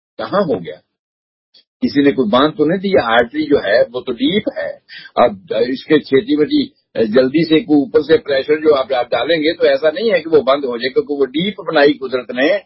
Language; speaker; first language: Hindi; non-native, local second language; Punjabi